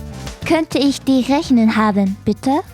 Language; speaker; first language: German; non-native, fluent; Japanese